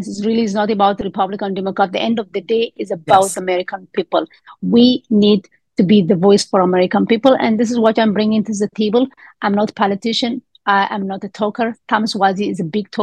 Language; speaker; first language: English; early bilingual, other home language; Amharic